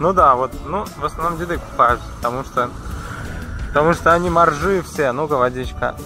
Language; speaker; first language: Russian; native; Russian